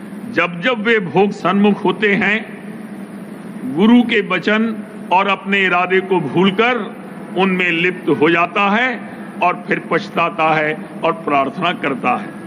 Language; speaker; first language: Hindi; native; Hindi